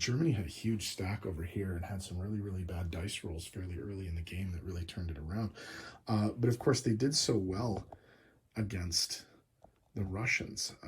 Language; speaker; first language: English; native; English